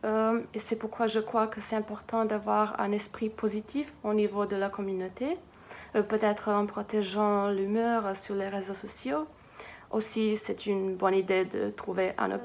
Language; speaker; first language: French; non-native, fluent; Serbian